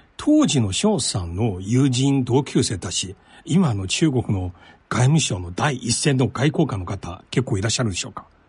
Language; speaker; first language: Japanese; non-native, fluent; Chinese